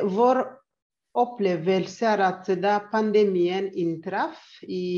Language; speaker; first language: Swedish; non-native, fluent; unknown